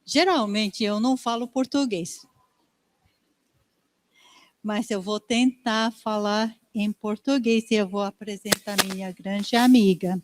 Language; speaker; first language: Portuguese; non-native, learner; Japanese